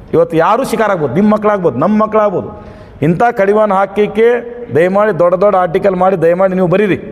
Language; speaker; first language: Kannada; non-native, local second language; Urdu